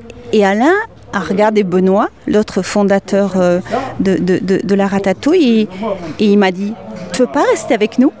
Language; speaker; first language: French; native; French